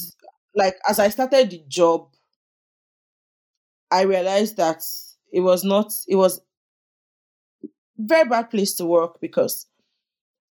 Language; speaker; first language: English; non-native, local second language; Yoruba